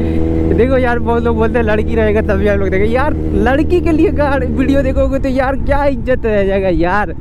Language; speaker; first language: Hindi; native; Hindi